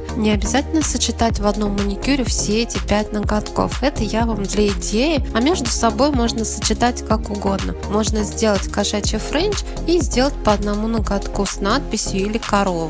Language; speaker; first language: Russian; native; Russian